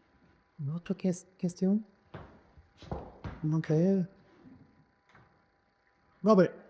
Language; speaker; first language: French; non-native, fluent; English